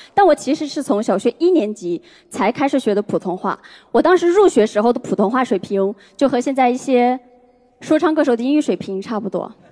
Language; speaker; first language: Chinese; non-native, local second language; Uyghur